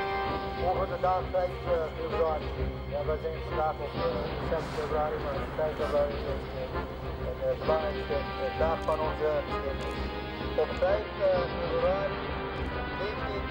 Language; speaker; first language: Dutch; non-native, fluent; Uyghur